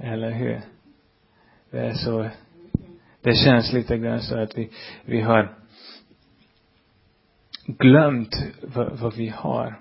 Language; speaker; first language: Swedish; non-native, fluent; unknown